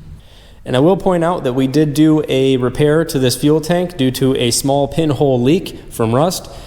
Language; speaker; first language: English; native; English